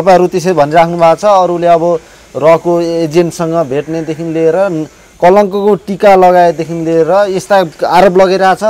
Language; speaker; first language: Nepali; native; Nepali